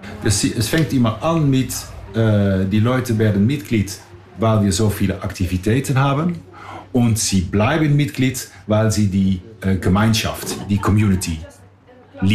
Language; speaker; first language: German; non-native, fluent; Dutch